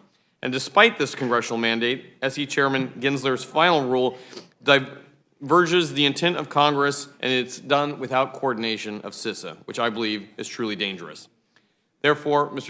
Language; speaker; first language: English; native; English